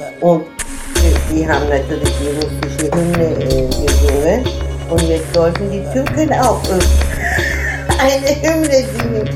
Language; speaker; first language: German; non-native, fluent; Turkish